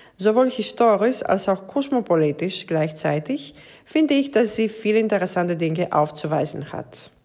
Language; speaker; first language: German; non-native, fluent; Greek